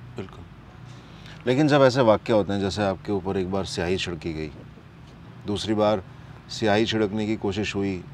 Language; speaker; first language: Hindi; native; Hindi